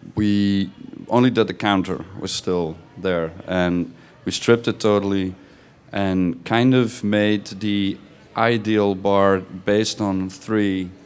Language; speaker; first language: English; non-native, fluent; Dutch